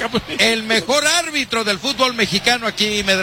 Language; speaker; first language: Spanish; native; Spanish